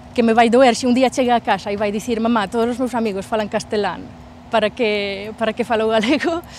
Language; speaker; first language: Galician; non-native, fluent; Polish